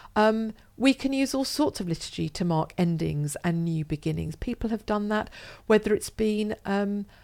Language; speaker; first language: English; native; English